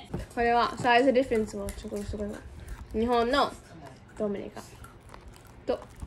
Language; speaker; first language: Japanese; early bilingual, heritage; English